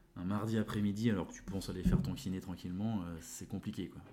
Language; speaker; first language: French; native; French